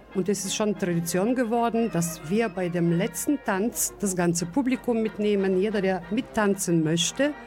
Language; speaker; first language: German; non-native, fluent; Bulgarian